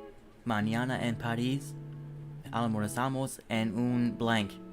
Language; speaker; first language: Spanish; non-native, learner; English